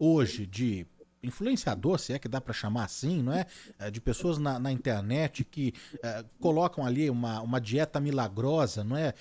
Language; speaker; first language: Portuguese; native; Portuguese